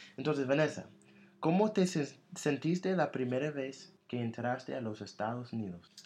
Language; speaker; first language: Spanish; non-native, fluent; English